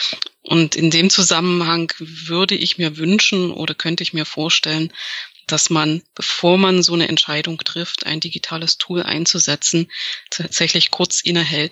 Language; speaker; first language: German; native; German